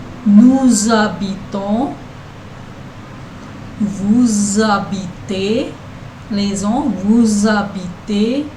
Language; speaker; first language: French; non-native, learner; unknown